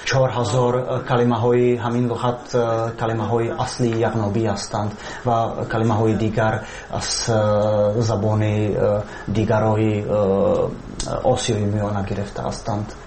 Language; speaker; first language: Tajik; non-native, fluent; Czech